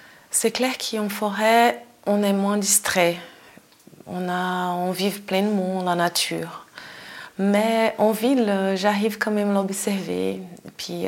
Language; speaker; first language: French; non-native, fluent; Portuguese